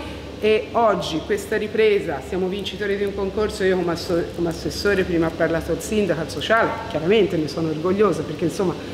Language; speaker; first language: Italian; native; Italian